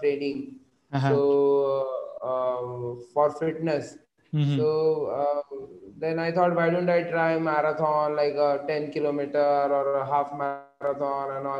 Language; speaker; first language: English; non-native, local second language; Marathi